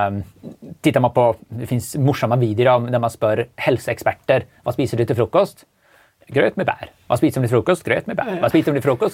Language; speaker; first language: Swedish; native; Swedish